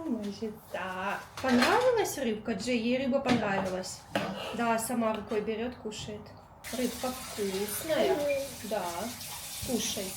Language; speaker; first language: Russian; native; Russian